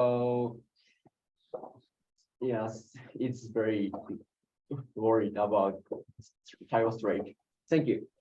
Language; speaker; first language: English; non-native, learner; Japanese